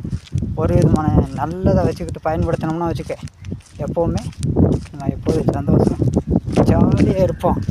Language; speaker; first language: Tamil; native; Tamil